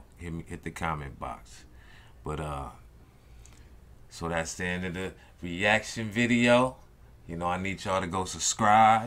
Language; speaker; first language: English; native; English